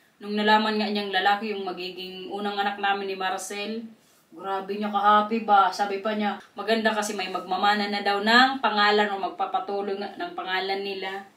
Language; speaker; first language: Filipino; non-native, local second language; Waray